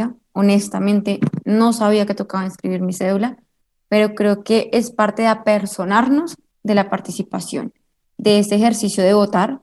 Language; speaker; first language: Spanish; native; Spanish